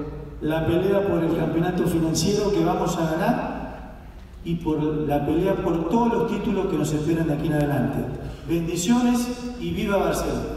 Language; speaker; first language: Spanish; native; Spanish